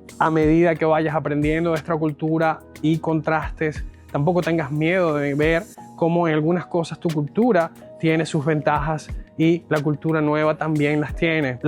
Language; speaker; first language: Spanish; native; Spanish